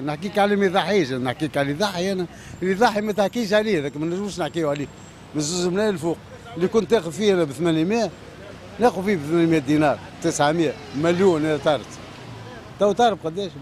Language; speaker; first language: Arabic; native; Arabic